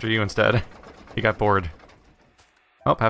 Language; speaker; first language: English; native; English